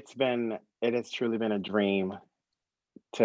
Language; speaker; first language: English; native; English